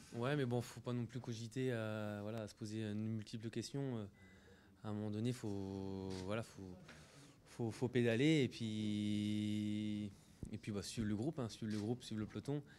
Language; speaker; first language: French; native; French